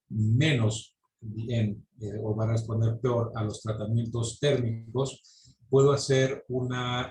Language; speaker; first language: Spanish; native; Spanish